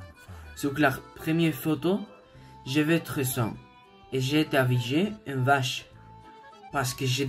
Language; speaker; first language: French; non-native, learner; Spanish